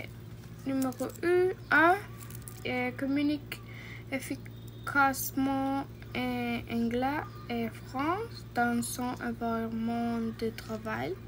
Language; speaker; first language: French; non-native, learner; Spanish